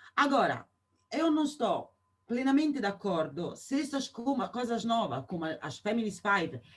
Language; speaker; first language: Portuguese; non-native, fluent; Italian